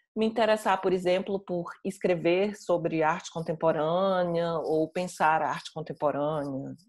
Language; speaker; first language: Portuguese; native; Portuguese